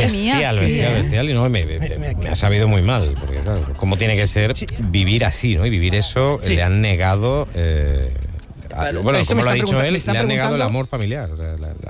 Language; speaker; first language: Spanish; native; Spanish